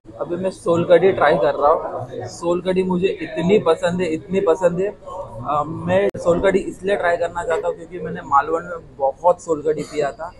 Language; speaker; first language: Hindi; non-native, local second language; Marathi